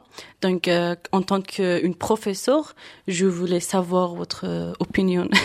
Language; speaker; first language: French; non-native, fluent; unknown